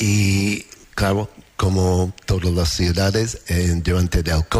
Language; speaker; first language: Spanish; non-native, learner; English